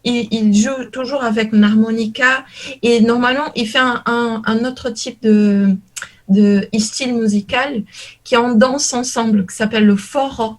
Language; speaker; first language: French; non-native, learner; Portuguese